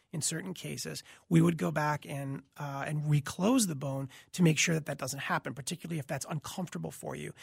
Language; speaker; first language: English; native; English